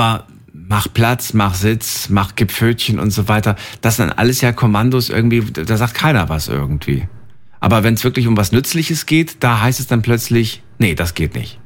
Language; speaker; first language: German; native; German